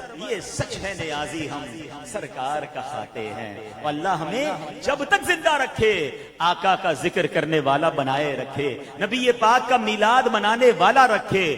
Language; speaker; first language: Urdu; native; Urdu